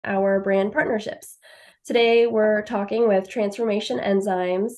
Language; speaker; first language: English; native; English